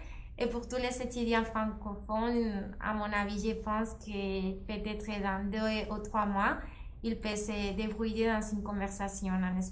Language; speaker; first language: French; non-native, fluent; Spanish